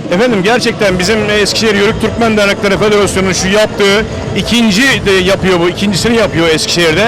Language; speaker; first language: Turkish; native; Turkish